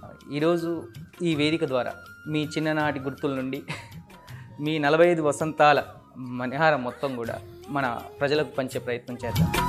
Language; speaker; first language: Telugu; native; Telugu